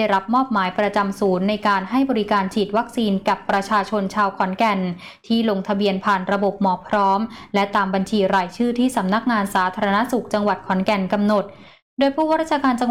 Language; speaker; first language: Thai; native; Thai